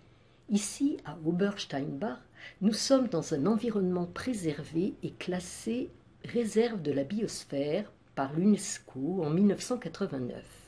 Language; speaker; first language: French; native; French